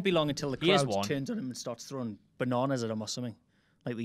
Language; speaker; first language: English; native; English